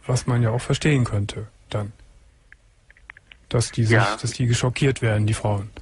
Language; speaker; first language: German; native; German